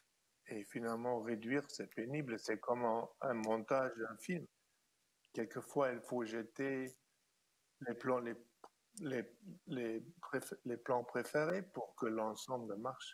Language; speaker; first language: French; non-native, fluent; German